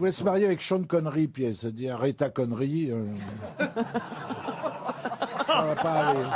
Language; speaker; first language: French; native; French